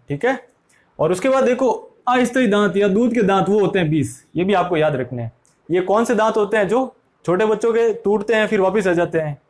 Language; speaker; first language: Hindi; native; Hindi